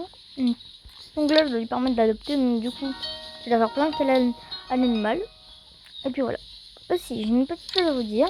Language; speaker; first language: French; native; French